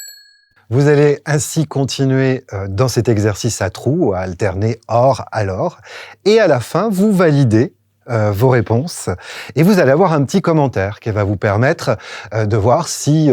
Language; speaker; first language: French; native; French